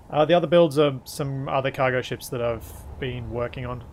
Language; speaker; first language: English; native; English